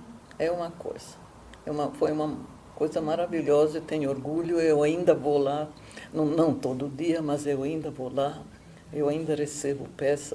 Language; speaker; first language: Portuguese; non-native, fluent; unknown